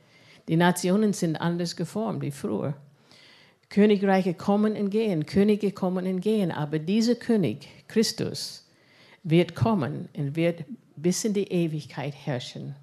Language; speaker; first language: German; non-native, fluent; English